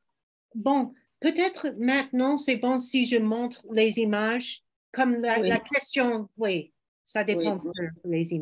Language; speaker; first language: French; non-native, fluent; English